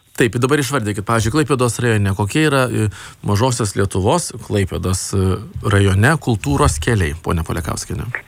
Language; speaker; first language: Lithuanian; native; Lithuanian